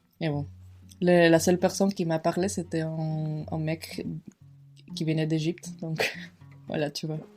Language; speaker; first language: French; non-native, fluent; Spanish